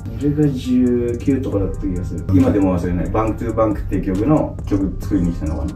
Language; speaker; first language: Japanese; early bilingual, other home language; Filipino